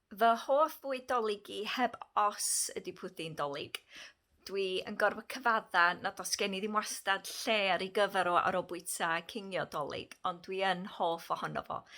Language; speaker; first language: Welsh; native; Welsh